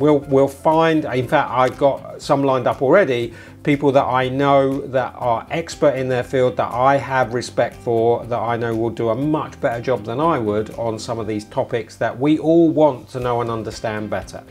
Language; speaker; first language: English; native; English